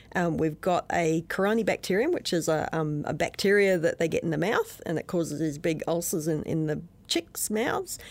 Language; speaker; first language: English; native; English